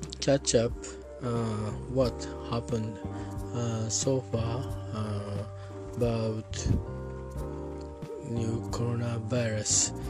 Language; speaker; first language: English; non-native, learner; Japanese